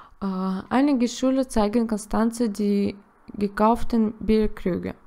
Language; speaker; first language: German; non-native, learner; Russian